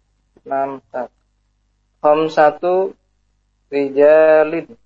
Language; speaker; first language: Arabic; non-native, learner; Indonesian